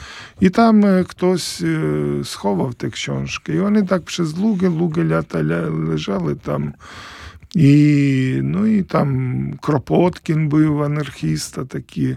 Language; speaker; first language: Polish; non-native, fluent; Ukrainian